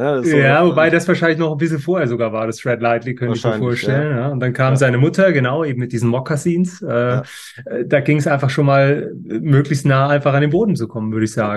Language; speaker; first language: German; native; German